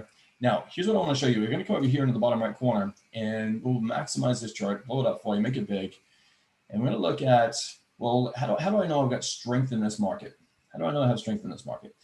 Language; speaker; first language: English; native; English